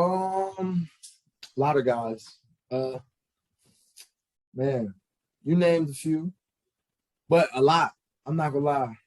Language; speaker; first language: English; native; English